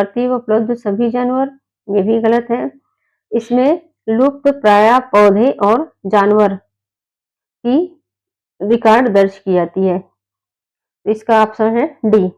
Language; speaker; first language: Hindi; native; Hindi